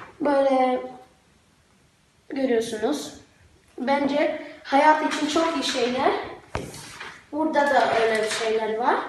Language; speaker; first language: Turkish; early bilingual, heritage; Turkish